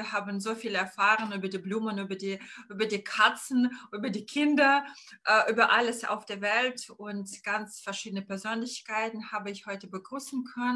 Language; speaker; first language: German; non-native, fluent; Russian